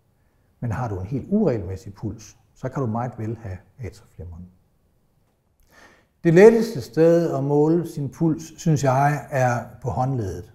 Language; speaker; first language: Danish; native; Danish